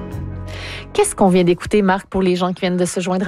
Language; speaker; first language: French; native; French